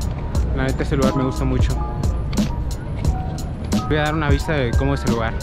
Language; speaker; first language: Spanish; native; Spanish